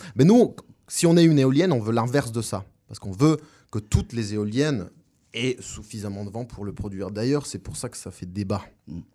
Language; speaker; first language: French; non-native, fluent; Spanish